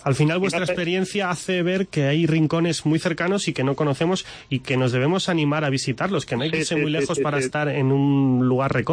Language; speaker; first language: Spanish; native; Spanish